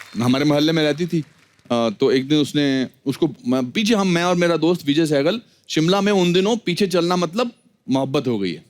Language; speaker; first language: Hindi; native; Hindi